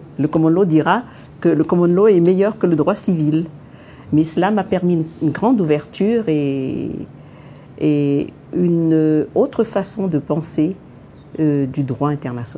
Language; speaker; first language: French; non-native, local second language; Malagasy